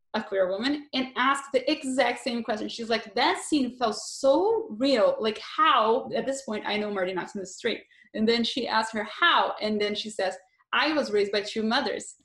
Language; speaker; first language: English; non-native, fluent; Portuguese